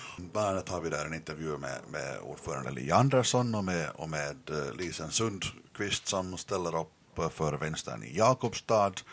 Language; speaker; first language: Swedish; native; Swedish